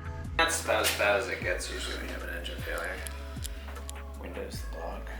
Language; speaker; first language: English; native; English